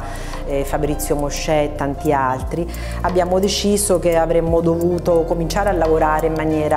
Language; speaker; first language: Italian; native; Italian